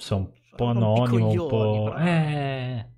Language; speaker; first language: Italian; native; Italian